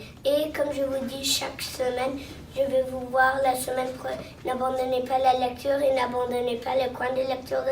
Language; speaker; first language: French; non-native, local second language; English